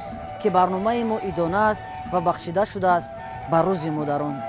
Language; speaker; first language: Persian; native; Persian